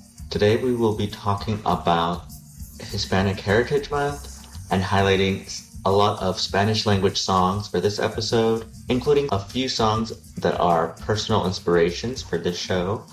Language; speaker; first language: English; early bilingual, other home language; Spanish